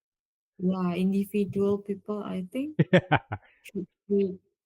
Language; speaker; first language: English; non-native, learner; Indonesian